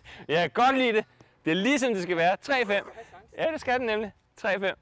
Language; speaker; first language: Danish; native; Danish